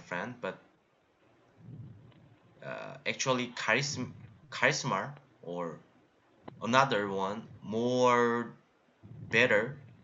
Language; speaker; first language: English; non-native, learner; Korean